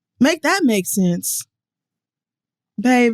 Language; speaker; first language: English; native; English